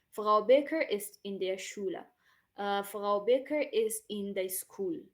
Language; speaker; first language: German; non-native, fluent; Hindi